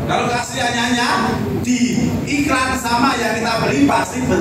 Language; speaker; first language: Indonesian; native; Indonesian